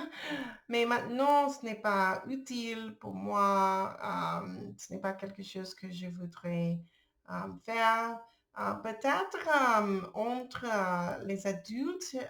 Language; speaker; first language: French; non-native, learner; English